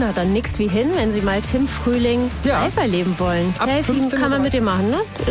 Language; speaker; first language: German; native; German